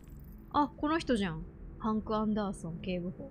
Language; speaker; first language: Japanese; native; Japanese